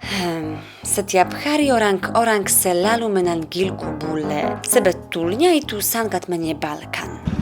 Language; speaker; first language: Indonesian; non-native, fluent; Polish